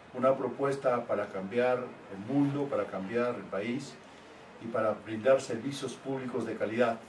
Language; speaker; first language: Spanish; native; Spanish